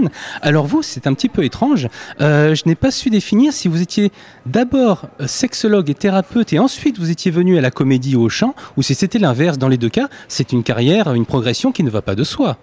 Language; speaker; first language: French; native; French